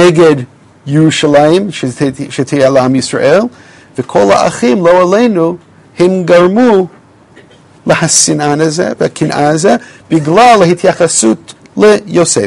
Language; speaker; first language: Hebrew; non-native, fluent; English